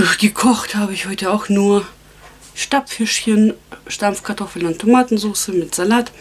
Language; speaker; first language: German; non-native, fluent; Russian